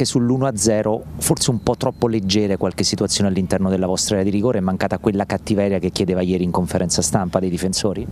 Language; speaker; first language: Italian; native; Italian